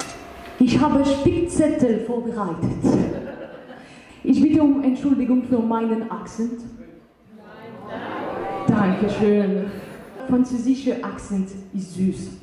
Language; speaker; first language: German; non-native, learner; French